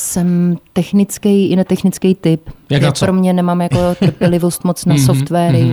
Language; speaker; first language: Czech; native; Czech